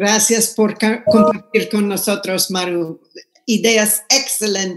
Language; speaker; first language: Spanish; non-native, fluent; English